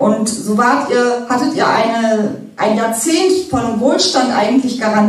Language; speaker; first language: German; native; German